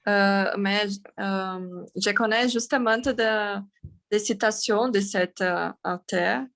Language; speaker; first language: French; non-native, learner; Portuguese